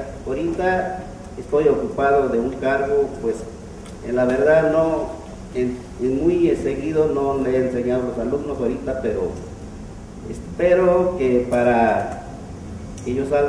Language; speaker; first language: Spanish; non-native, local second language; Mixtepec Mixtec